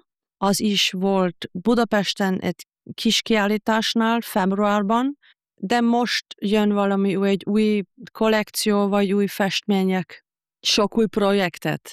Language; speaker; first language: Hungarian; non-native, fluent; German